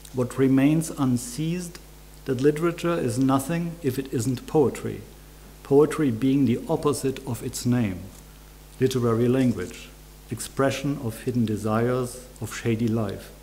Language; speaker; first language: English; non-native, fluent; German